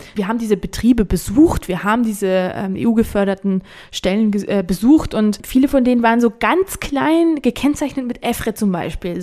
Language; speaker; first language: German; non-native, fluent; Georgian